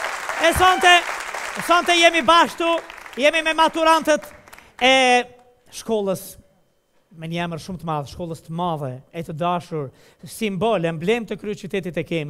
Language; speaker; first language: Albanian; native; Albanian